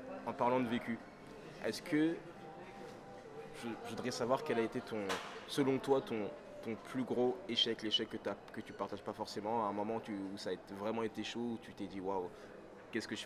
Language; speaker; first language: French; native; French